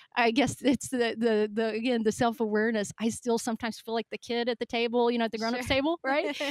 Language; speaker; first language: English; native; English